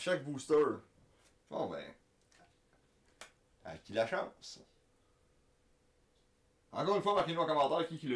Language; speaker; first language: French; native; French